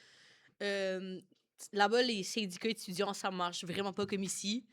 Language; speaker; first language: French; native; French